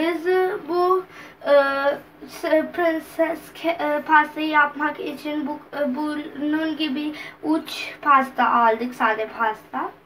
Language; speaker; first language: Turkish; non-native, learner; Urdu